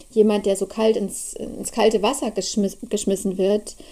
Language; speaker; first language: German; native; German